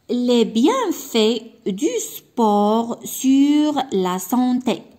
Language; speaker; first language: French; non-native, local second language; Arabic